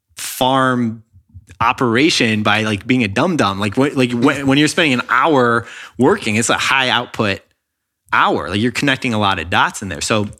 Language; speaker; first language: English; native; English